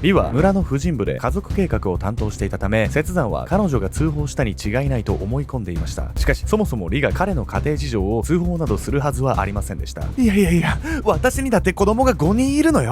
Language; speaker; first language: Japanese; native; Japanese